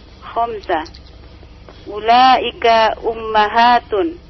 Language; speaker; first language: Arabic; non-native, learner; Indonesian